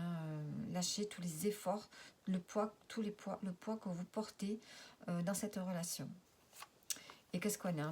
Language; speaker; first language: French; native; French